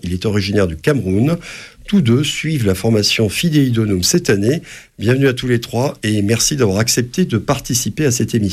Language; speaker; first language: French; native; French